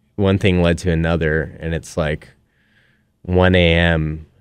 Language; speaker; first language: English; native; English